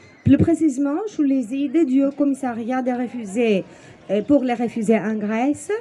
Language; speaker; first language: French; non-native, fluent; Greek